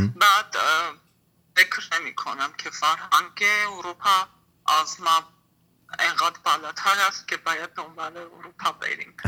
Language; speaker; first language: Persian; non-native, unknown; Armenian